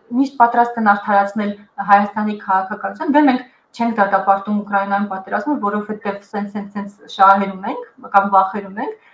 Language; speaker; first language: Armenian; early bilingual, heritage; Armenian